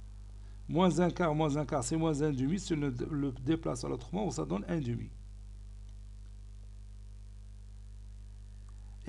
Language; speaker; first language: French; non-native, local second language; Arabic